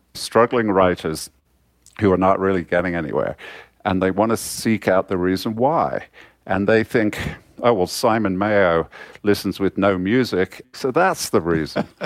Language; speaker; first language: English; native; English